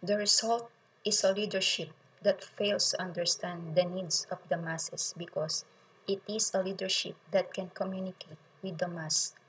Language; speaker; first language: English; non-native, local second language; Filipino